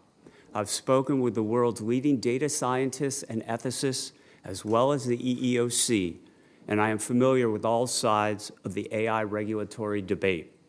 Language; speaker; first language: English; native; English